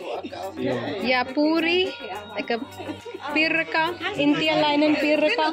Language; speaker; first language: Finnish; non-native, learner; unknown